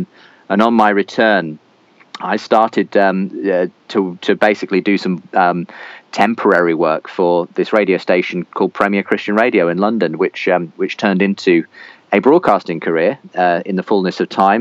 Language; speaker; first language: English; native; English